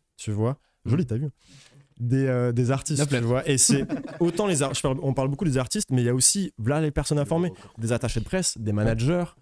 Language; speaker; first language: French; native; French